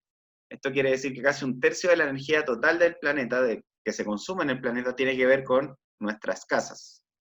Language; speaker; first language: Spanish; native; Spanish